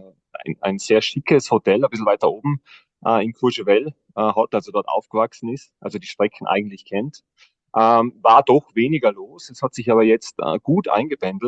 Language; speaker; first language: German; native; German